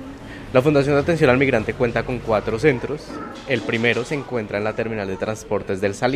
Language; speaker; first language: Spanish; native; Spanish